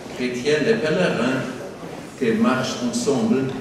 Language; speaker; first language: French; non-native, learner; German